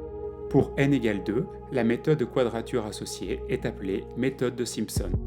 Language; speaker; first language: French; native; French